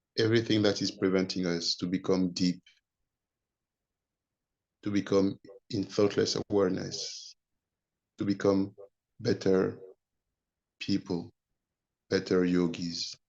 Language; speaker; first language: English; non-native, fluent; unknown